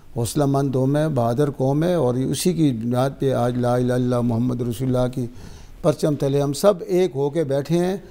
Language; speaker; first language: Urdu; non-native, local second language; Pashto